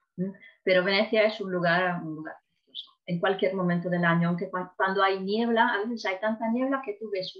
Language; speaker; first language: Spanish; non-native, fluent; Italian